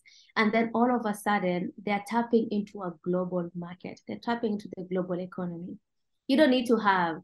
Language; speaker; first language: English; non-native, local second language; Kalenjin